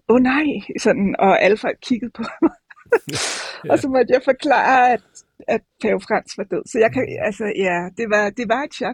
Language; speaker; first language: Danish; native; Danish